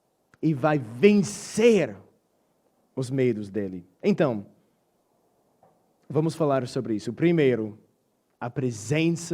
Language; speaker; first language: Portuguese; non-native, fluent; English